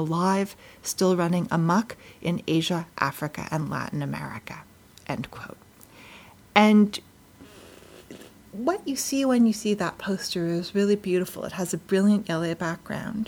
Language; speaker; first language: English; native; English